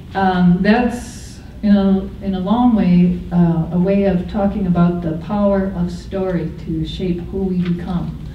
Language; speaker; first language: English; native; English